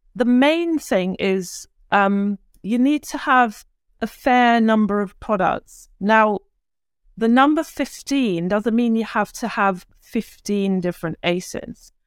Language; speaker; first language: English; early bilingual, other home language; Turkish